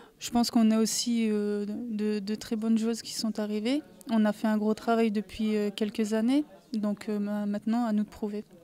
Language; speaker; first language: French; native; French